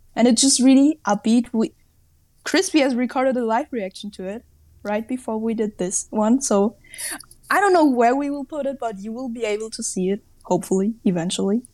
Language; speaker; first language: English; non-native, fluent; German